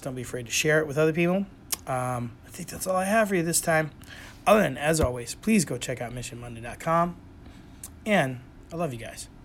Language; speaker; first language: English; native; English